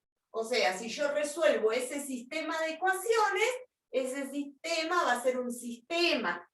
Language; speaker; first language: Spanish; native; Spanish